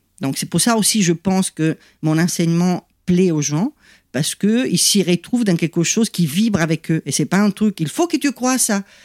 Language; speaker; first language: French; non-native, fluent; Italian